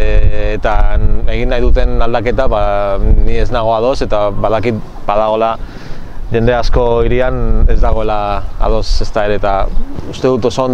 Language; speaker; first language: Basque; non-native, local second language; Spanish